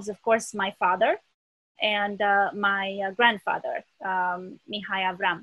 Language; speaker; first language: English; early bilingual, other home language; Romanian